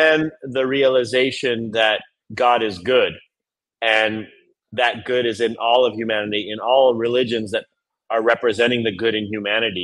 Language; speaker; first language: English; native; English